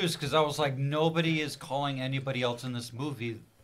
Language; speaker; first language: English; native; English